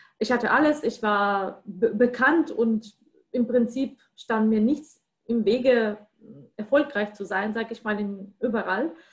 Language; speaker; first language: German; non-native, fluent; Russian